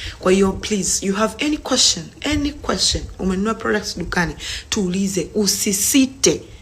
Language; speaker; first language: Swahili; native; Swahili